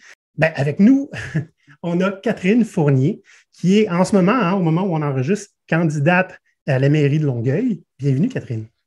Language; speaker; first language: French; native; French